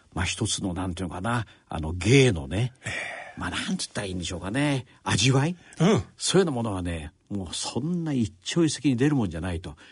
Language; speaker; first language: Japanese; native; Japanese